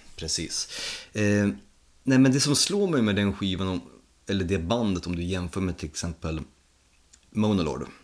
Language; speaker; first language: Swedish; non-native, fluent; Polish